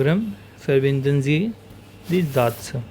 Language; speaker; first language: German; non-native, learner; Hindi